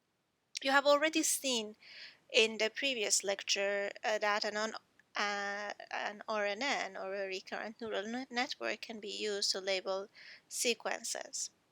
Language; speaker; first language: English; non-native, fluent; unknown